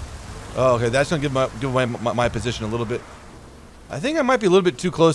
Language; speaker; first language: English; native; English